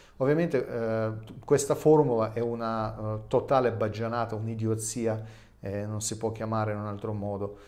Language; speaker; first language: Italian; non-native, fluent; Russian